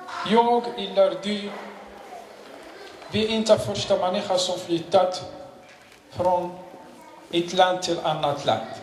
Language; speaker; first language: Swedish; non-native, learner; Arabic